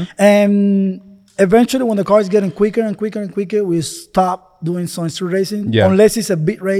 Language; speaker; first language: English; non-native, fluent; Spanish